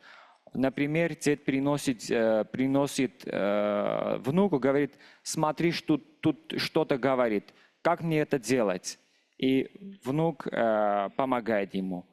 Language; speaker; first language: Russian; non-native, local second language; Armenian